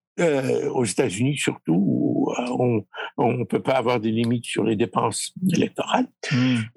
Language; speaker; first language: French; early bilingual, other home language; Polish